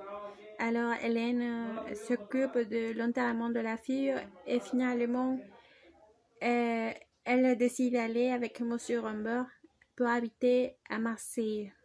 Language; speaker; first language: French; non-native, learner; Spanish